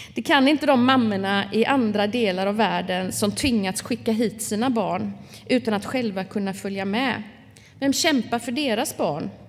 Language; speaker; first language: Swedish; native; Swedish